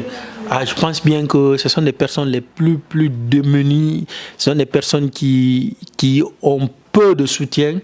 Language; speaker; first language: French; non-native, local second language; Fula